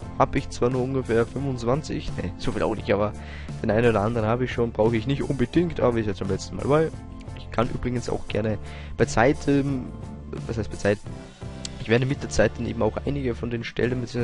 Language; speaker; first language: German; native; German